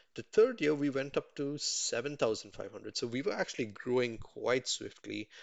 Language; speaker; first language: English; non-native, local second language; Tamil